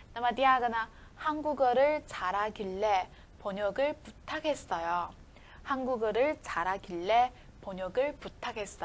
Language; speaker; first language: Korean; non-native, fluent; Chinese